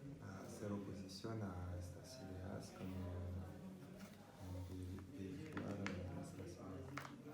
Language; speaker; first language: Spanish; non-native, learner; French